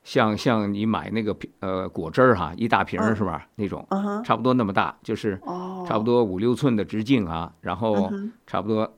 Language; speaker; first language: Chinese; native; Chinese